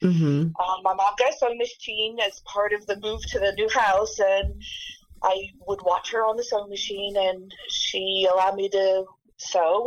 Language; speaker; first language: English; native; English